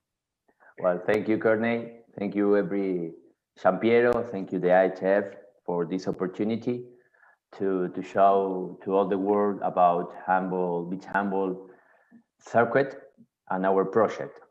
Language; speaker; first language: English; non-native, fluent; Spanish